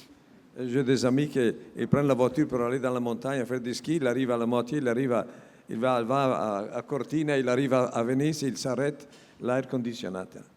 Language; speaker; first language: French; non-native, learner; Italian